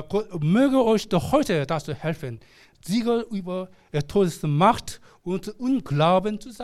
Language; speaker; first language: German; non-native, learner; Korean